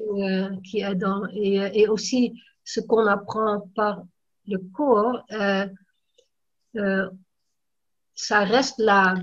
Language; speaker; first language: French; non-native, fluent; Dutch